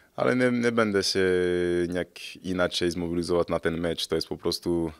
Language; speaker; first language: Polish; non-native, fluent; French